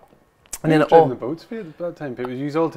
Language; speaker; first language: English; native; English